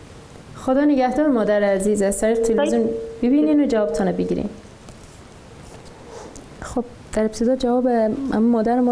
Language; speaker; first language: Persian; native; Persian